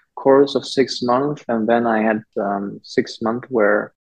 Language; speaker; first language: English; non-native, local second language; German